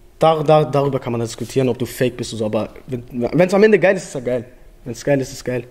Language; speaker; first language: German; early bilingual, other home language; Albanian